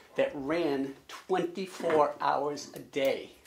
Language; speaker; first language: English; native; English